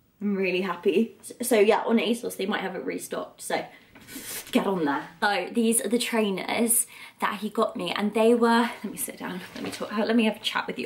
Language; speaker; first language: English; native; English